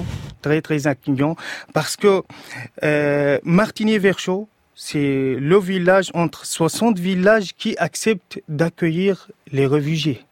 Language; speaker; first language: French; non-native, fluent; Arabic